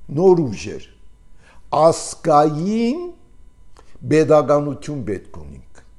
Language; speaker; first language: Armenian; early bilingual, heritage; Armenian